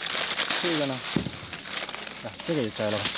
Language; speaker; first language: Chinese; native; Chinese